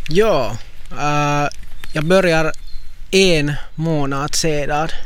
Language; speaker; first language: Swedish; non-native, local second language; Finnish